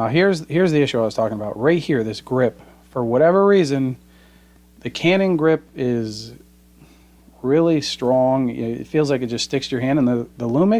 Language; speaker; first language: English; native; English